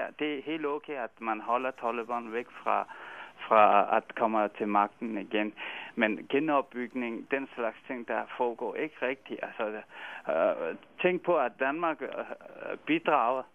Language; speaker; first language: Danish; non-native, fluent; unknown